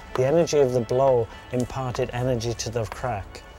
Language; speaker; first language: English; native; English